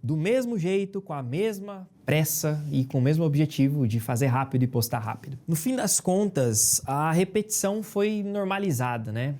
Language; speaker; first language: Portuguese; native; Portuguese